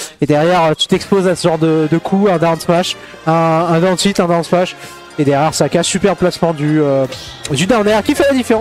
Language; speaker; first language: French; native; French